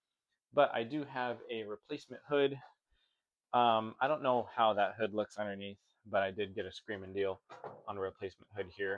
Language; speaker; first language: English; native; English